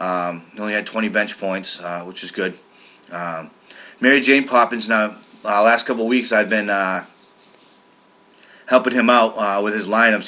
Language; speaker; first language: English; native; English